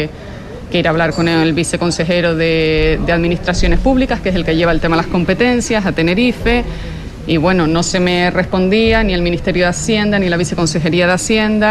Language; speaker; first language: Spanish; native; Spanish